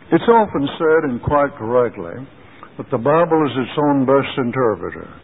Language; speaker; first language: English; native; English